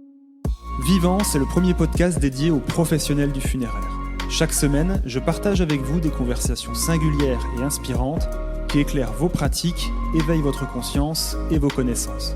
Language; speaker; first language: French; native; French